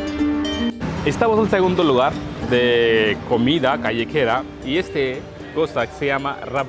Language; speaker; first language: Spanish; non-native, fluent; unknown